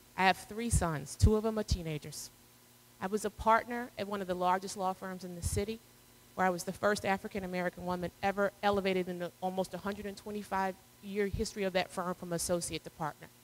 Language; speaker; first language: English; native; English